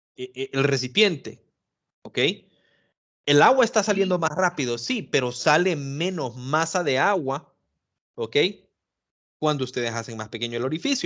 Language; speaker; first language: Spanish; native; Spanish